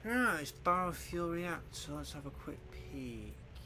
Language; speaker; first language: English; native; English